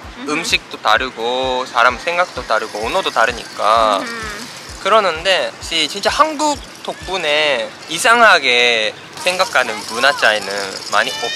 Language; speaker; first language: Korean; non-native, fluent; Japanese